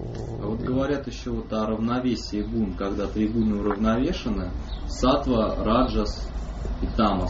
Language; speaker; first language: Russian; native; Russian